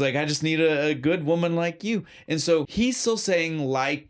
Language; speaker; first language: English; native; English